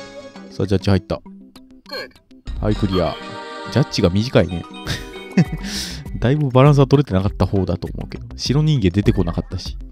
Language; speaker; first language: Japanese; native; Japanese